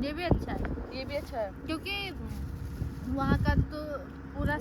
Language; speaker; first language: Hindi; non-native, local second language; Bodo